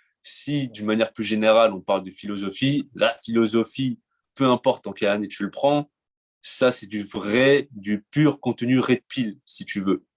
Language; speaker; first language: French; native; French